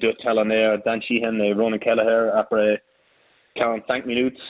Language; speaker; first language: French; non-native, learner; English